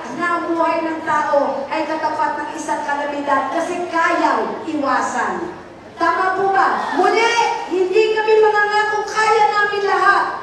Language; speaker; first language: Filipino; native; Filipino